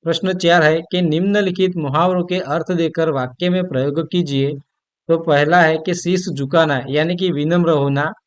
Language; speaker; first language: Hindi; non-native, local second language; Gujarati